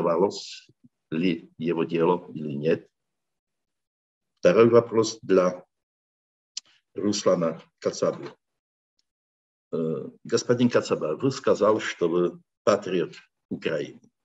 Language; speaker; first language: Russian; non-native, learner; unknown